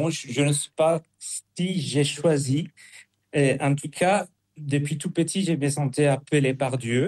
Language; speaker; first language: French; non-native, fluent; Spanish